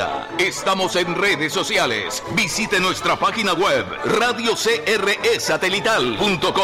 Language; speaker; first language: Spanish; native; Spanish